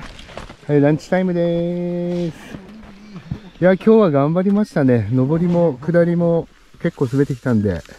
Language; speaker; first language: Japanese; native; Japanese